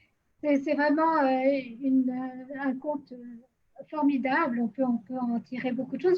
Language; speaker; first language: French; native; French